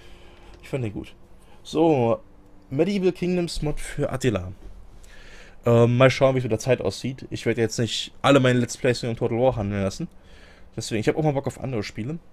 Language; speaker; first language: German; native; German